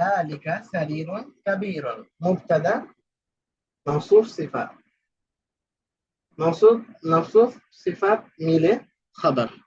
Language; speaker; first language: Arabic; non-native, fluent; Bangla